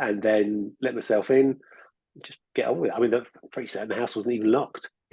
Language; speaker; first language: English; native; English